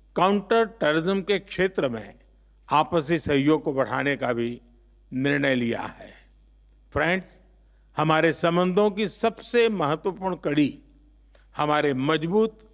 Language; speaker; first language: Hindi; non-native, local second language; Gujarati